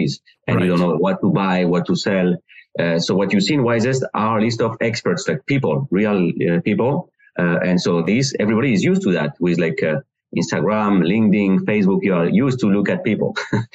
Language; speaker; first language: English; non-native, fluent; French